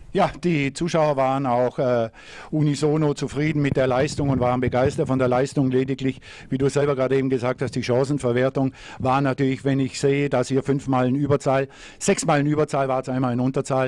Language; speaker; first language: German; native; German